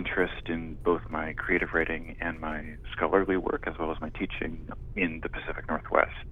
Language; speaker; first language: English; native; English